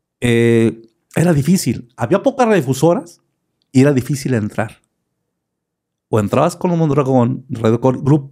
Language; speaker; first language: Spanish; native; Spanish